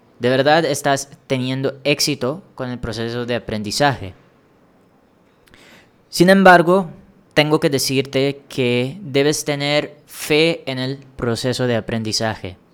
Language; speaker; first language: Spanish; non-native, fluent; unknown